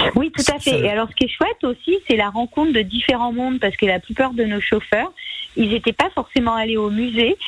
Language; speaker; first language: French; native; French